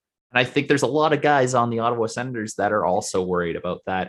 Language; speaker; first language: English; native; English